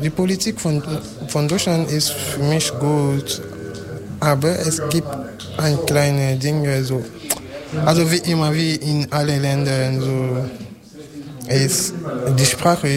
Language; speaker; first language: German; non-native, learner; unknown